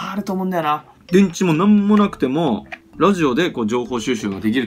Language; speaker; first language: Japanese; native; Japanese